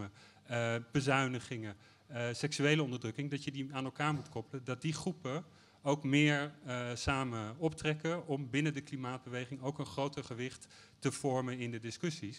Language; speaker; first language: Dutch; native; Dutch